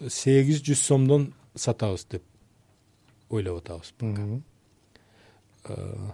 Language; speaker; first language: Kyrgyz; non-native, local second language; Uzbek